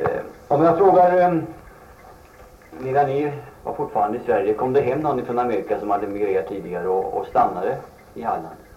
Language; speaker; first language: Swedish; native; Swedish